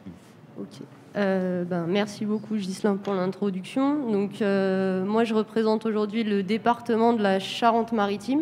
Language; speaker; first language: French; native; French